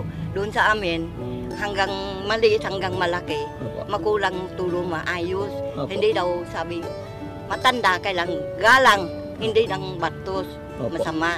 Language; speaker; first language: Filipino; non-native, learner; Vietnamese